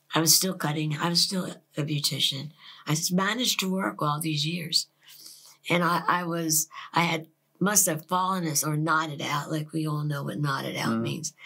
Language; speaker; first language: English; native; English